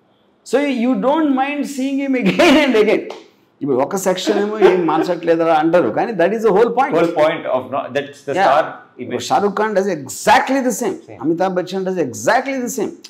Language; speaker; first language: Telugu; native; Telugu